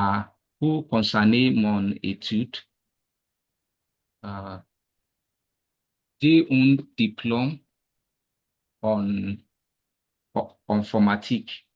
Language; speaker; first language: French; non-native, learner; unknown